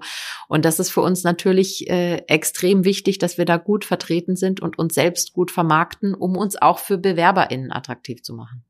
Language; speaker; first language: German; native; German